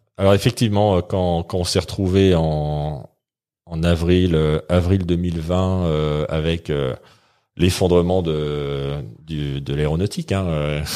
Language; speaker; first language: French; native; French